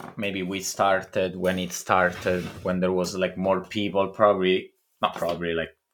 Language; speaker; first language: English; non-native, fluent; Italian